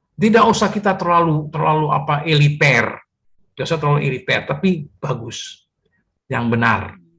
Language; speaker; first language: Indonesian; native; Indonesian